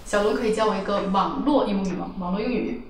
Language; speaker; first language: Chinese; native; Chinese